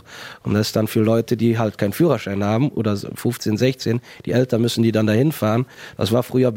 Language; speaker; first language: German; native; German